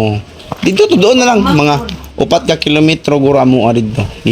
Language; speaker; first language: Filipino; non-native, local second language; Cebuano